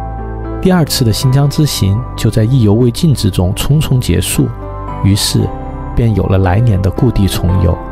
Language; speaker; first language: Chinese; native; Chinese